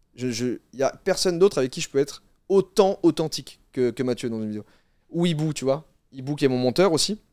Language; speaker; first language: French; native; French